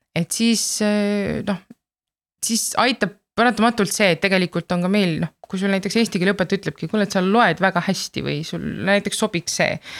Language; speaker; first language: Estonian; native; Estonian